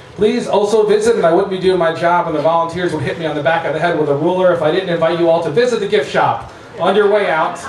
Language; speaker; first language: English; native; English